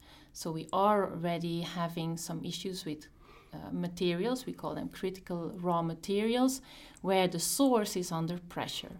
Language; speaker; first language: English; non-native, fluent; Dutch